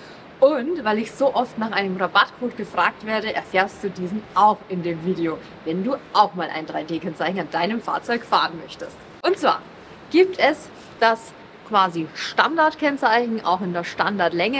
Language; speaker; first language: German; native; German